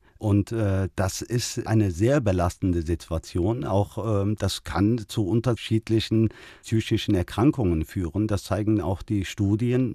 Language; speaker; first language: German; early bilingual, other home language; Turkish